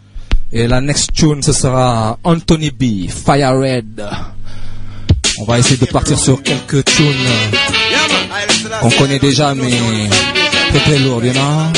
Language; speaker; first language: French; native; French